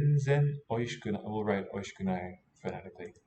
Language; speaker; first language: Japanese; non-native, learner; English